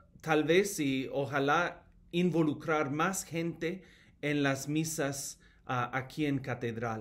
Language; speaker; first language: Spanish; non-native, fluent; English